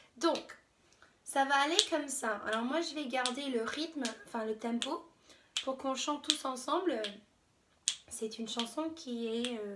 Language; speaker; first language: French; non-native, fluent; English